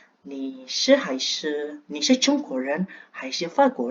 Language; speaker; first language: Chinese; non-native, learner; Indonesian